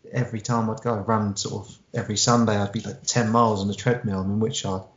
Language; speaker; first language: English; native; English